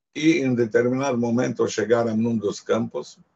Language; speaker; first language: Portuguese; non-native, fluent; Hungarian